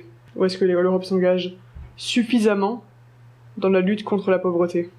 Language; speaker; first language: French; native; French